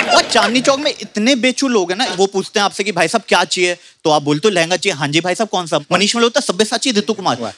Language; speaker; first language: Hindi; native; Hindi